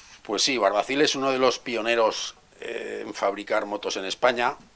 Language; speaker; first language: Spanish; native; Spanish